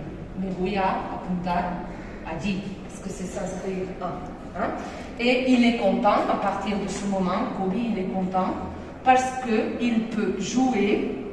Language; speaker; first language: French; non-native, fluent; Spanish